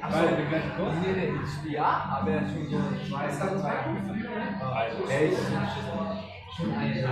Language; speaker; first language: German; non-native, learner; Portuguese